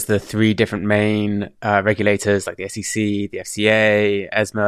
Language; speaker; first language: English; native; English